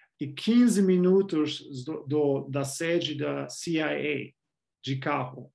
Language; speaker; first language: Portuguese; non-native, fluent; German